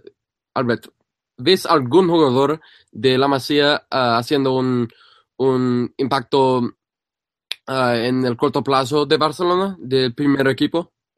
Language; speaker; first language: Spanish; non-native, fluent; English